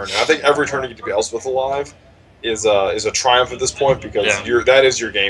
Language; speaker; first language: English; native; English